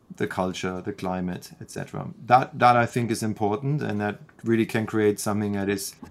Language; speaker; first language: English; non-native, fluent; German